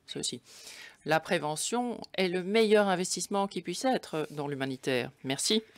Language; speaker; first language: French; non-native, fluent; German